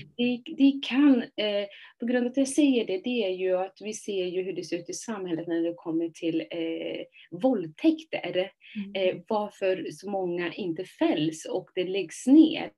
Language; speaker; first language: Swedish; early bilingual, other home language; Somali